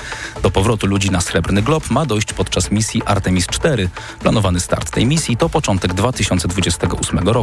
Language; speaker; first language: Polish; native; Polish